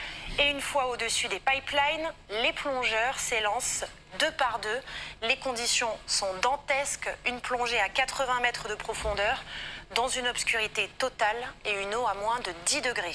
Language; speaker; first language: French; native; French